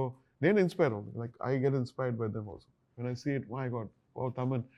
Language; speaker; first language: Telugu; non-native, learner; Tamil